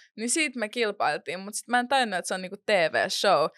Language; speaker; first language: Finnish; non-native, local second language; Russian